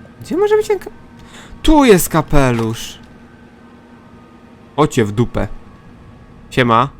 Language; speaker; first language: Polish; native; Polish